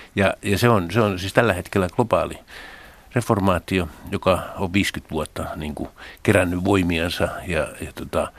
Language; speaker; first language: Finnish; native; Finnish